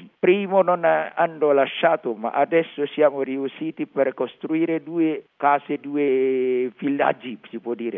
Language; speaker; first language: Italian; non-native, learner; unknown